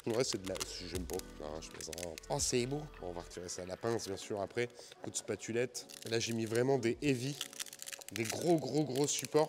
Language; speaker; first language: French; native; French